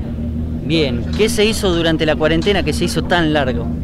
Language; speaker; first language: Spanish; native; Spanish